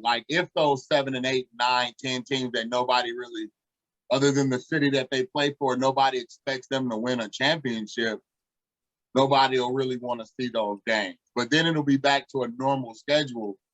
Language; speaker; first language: English; native; English